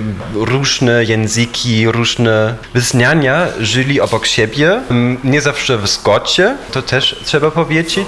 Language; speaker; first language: Polish; non-native, fluent; German